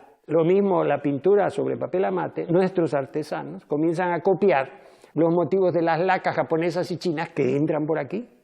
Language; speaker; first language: Spanish; native; Spanish